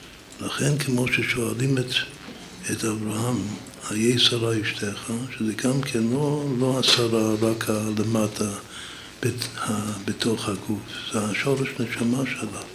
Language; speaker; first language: Hebrew; non-native, fluent; English